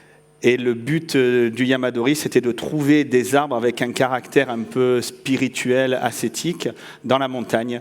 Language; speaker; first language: French; native; French